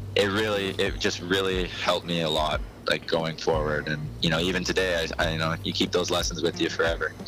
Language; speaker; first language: English; native; English